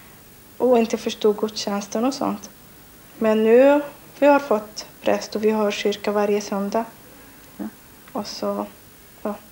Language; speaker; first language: Swedish; non-native, learner; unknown